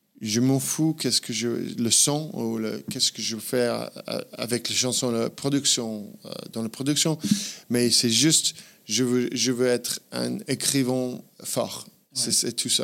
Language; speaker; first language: French; non-native, fluent; English